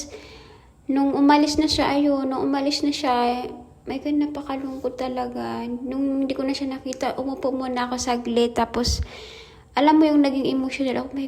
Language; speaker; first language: Filipino; non-native, local second language; Hiligaynon